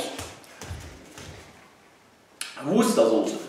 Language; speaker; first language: German; native; German